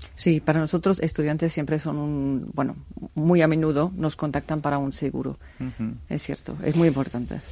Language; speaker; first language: Spanish; non-native, fluent; German